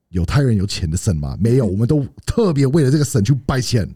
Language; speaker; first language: Chinese; non-native, fluent; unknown